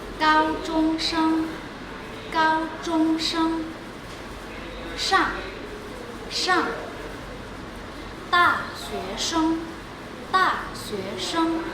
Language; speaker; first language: Chinese; non-native, fluent; Thai